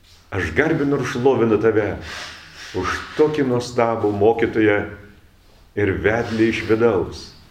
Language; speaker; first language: Lithuanian; native; Lithuanian